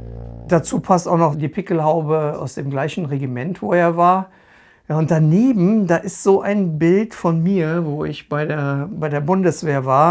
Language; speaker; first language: German; native; German